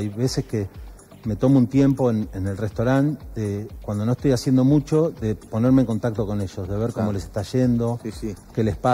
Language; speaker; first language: Spanish; native; Spanish